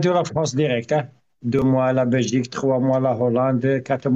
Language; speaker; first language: French; non-native, learner; Arabic